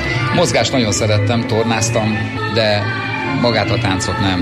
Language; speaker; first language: Hungarian; native; Hungarian